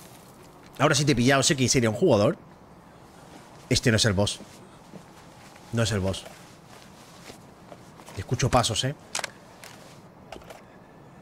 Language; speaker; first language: Spanish; native; Spanish